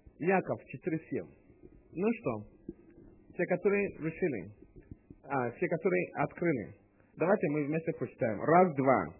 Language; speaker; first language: Russian; non-native, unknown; English